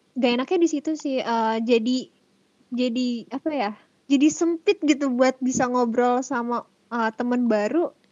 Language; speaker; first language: Indonesian; native; Indonesian